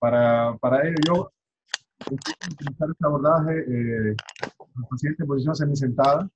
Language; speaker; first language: Spanish; native; Spanish